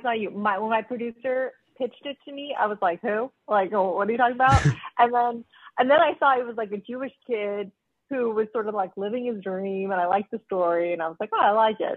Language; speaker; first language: English; early bilingual, other home language; Spanish